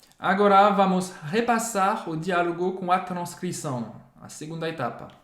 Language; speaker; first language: Portuguese; non-native, fluent; French